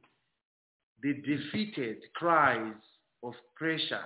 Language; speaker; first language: English; non-native, local second language; Shona